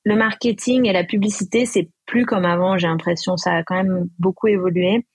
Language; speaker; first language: French; native; French